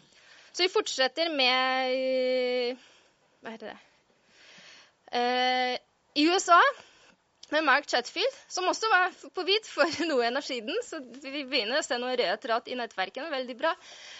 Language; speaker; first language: Norwegian; non-native, fluent; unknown